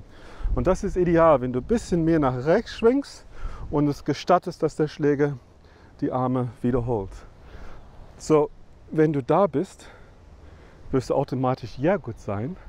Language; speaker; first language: German; non-native, fluent; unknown